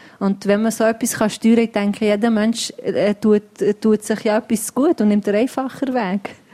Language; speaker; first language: German; early bilingual, other home language; Albanian